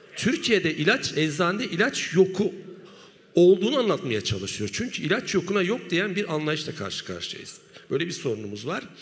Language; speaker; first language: Turkish; native; Turkish